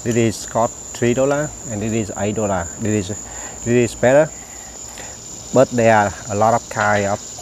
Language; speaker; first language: English; non-native, local second language; Vietnamese